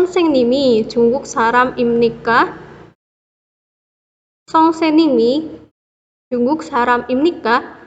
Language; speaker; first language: Korean; non-native, fluent; Indonesian